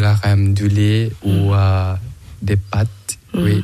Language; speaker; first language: French; non-native, learner; Thai